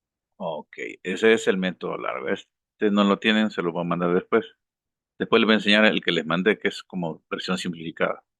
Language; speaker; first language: Spanish; native; Spanish